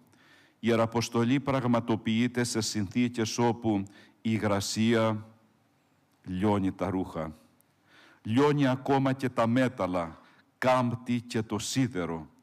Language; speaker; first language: Greek; native; Greek